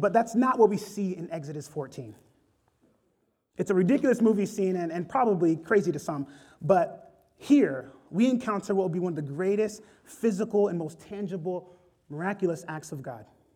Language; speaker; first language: English; native; English